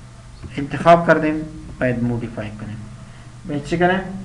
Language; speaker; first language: Persian; non-native, local second language; Pashto